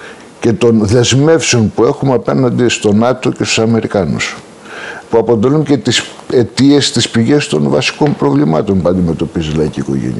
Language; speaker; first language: Greek; native; Greek